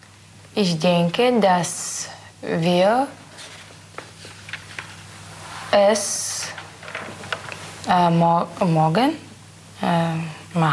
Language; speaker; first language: German; non-native, learner; Russian